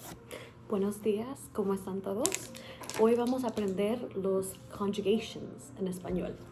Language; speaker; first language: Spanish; early bilingual, heritage; Spanish